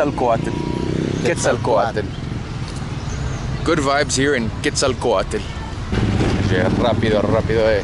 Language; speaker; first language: Spanish; non-native, learner; English